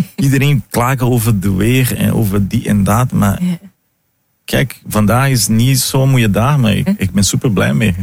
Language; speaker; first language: Dutch; non-native, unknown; Portuguese